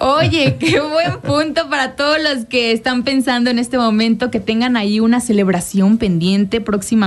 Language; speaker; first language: Spanish; native; Spanish